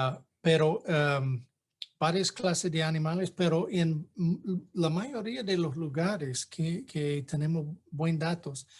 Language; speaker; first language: Spanish; non-native, fluent; English